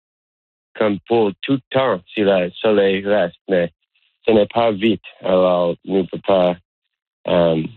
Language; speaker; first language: French; non-native, learner; English